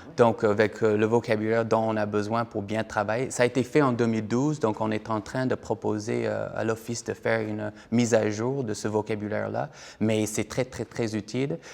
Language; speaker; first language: French; non-native, fluent; English